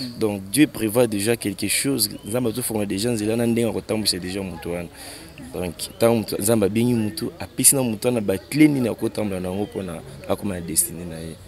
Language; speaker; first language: Lingala; native; Lingala